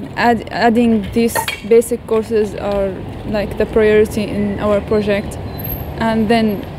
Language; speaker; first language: English; non-native, fluent; Arabic